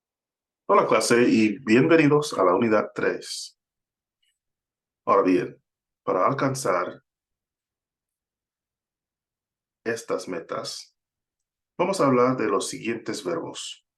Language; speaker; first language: Spanish; non-native, fluent; English